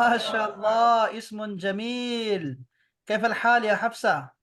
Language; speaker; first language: Arabic; non-native, fluent; Urdu